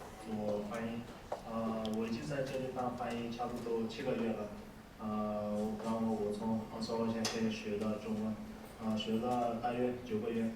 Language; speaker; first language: Chinese; non-native, learner; Nepali